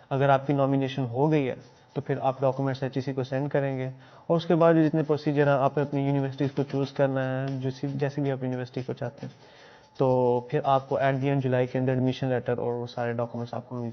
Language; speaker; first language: Hindi; non-native, local second language; Punjabi